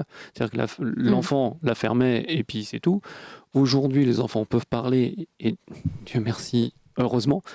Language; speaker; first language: French; native; French